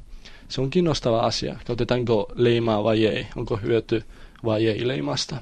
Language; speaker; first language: Finnish; non-native, learner; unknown